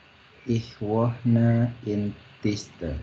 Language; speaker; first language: German; non-native, learner; Indonesian